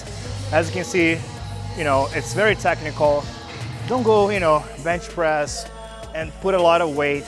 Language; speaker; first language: English; non-native, fluent; Portuguese